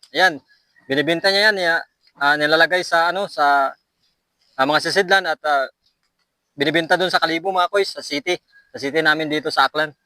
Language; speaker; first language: Filipino; non-native, local second language; Aklanon